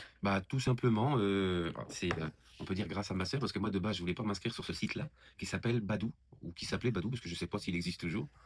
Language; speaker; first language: French; native; French